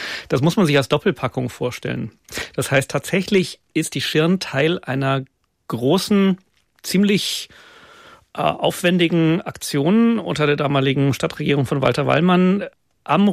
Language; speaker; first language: German; native; German